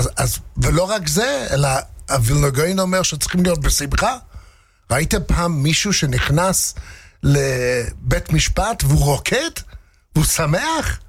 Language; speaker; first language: Hebrew; non-native, fluent; English